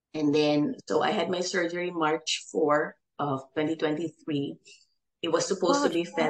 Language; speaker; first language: English; non-native, local second language; Filipino